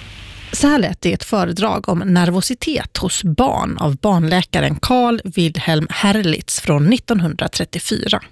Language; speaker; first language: Swedish; native; Swedish